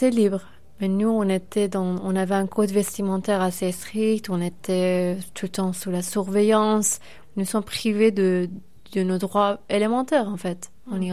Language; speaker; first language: French; non-native, fluent; Persian